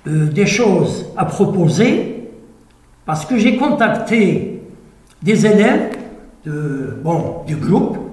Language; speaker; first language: French; non-native, local second language; Arabic